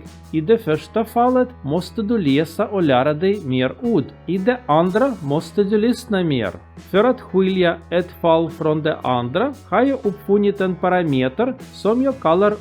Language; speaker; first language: Swedish; non-native, learner; Russian